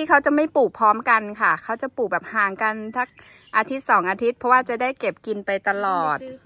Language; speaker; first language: Thai; native; Thai